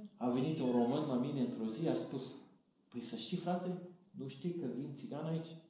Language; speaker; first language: Romanian; non-native, fluent; English